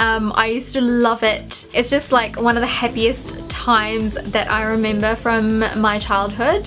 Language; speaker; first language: English; early bilingual, other home language; Sinhala